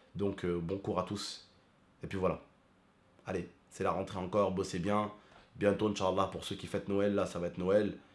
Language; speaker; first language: French; early bilingual, other home language; Arabic